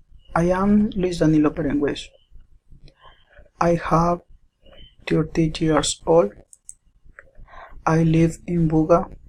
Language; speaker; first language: English; non-native, learner; Spanish